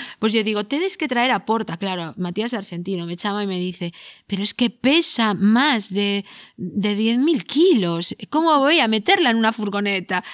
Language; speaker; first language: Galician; native; Galician